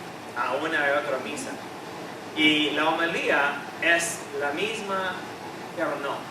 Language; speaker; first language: Spanish; non-native, fluent; English